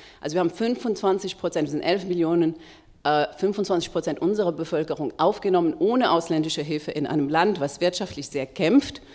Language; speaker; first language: German; non-native, fluent; Arabic